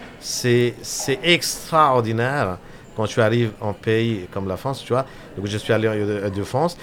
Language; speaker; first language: French; non-native, fluent; Hindi